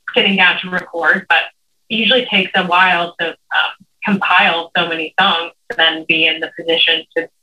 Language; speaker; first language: English; native; English